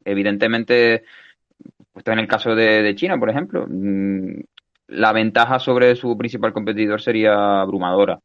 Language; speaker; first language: Spanish; native; Spanish